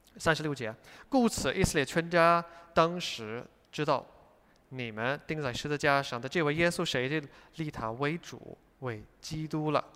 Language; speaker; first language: Chinese; non-native, fluent; English